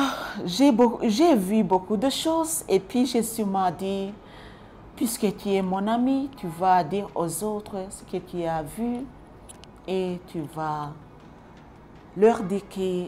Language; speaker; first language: French; non-native, local second language; Kinyarwanda